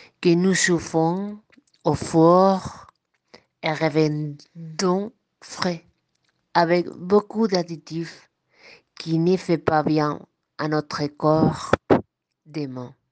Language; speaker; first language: French; non-native, fluent; Spanish